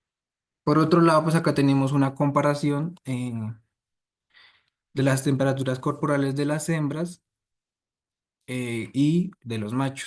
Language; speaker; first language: Spanish; native; Spanish